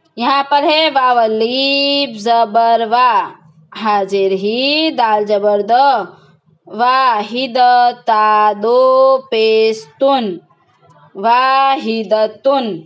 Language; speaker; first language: Hindi; non-native, local second language; Gujarati